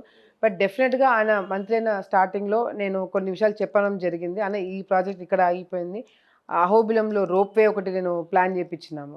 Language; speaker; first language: Telugu; native; Telugu